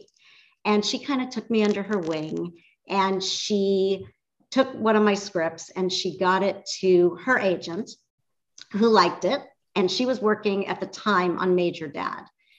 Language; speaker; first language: English; native; English